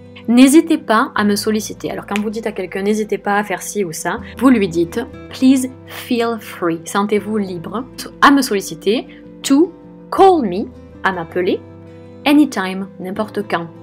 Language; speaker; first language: French; native; French